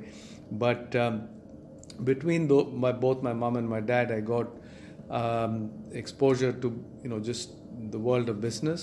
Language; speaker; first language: English; non-native, local second language; Tamil